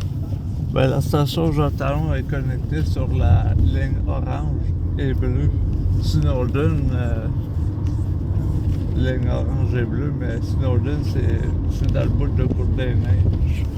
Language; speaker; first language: French; native; French